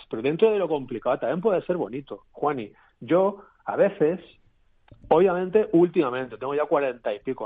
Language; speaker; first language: Spanish; native; Spanish